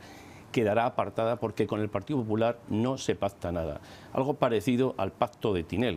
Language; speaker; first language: Spanish; native; Spanish